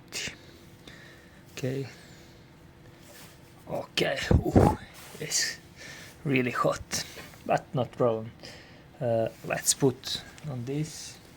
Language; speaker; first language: English; non-native, learner; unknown